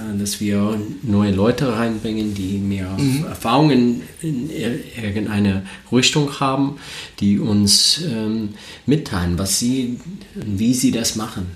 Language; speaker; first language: German; non-native, learner; English